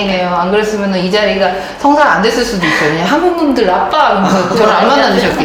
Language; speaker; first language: Korean; native; Korean